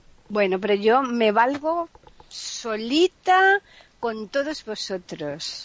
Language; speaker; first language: Spanish; native; Spanish